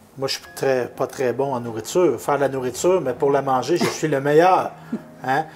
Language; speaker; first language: French; native; French